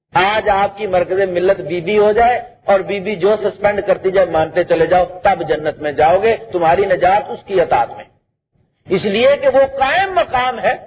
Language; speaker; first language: Urdu; non-native, local second language; Punjabi